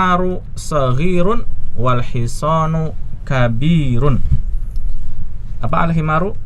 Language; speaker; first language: Arabic; non-native, fluent; Indonesian